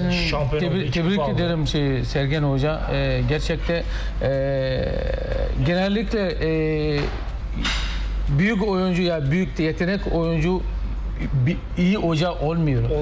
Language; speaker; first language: Turkish; non-native, learner; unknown